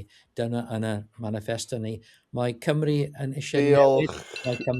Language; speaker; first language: Welsh; non-native, learner; English